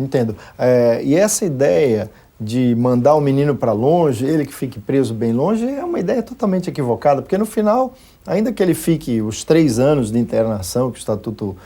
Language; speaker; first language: Portuguese; native; Portuguese